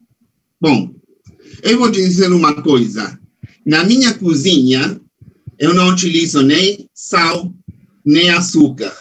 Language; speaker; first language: Portuguese; non-native, fluent; Spanish